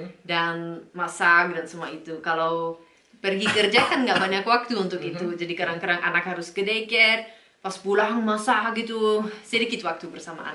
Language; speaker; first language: Indonesian; non-native, fluent; Dutch